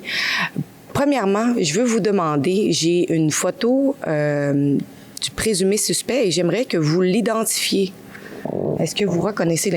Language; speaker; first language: French; native; French